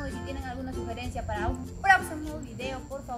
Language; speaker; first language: Spanish; native; Spanish